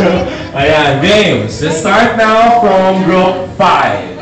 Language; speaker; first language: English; non-native, local second language; Filipino